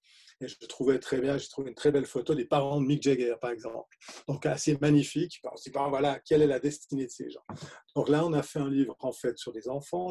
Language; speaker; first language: French; native; French